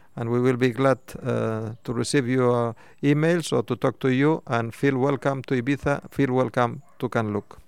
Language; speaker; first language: English; non-native, fluent; Spanish